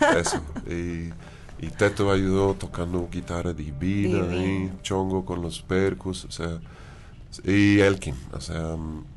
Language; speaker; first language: Spanish; non-native, fluent; English